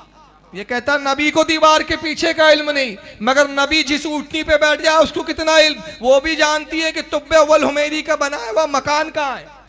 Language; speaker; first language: Urdu; native; Urdu